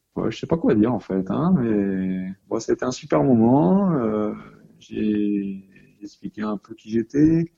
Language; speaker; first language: French; native; French